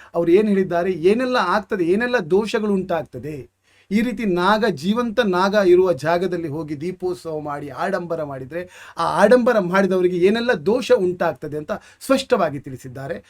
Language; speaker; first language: Kannada; native; Kannada